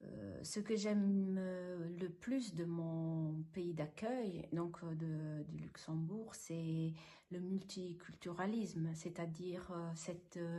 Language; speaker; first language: French; non-native, fluent; Italian